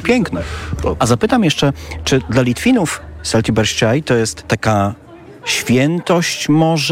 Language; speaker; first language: Polish; native; Polish